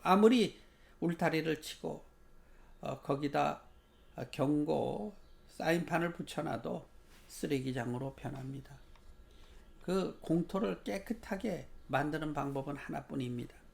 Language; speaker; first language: Korean; native; Korean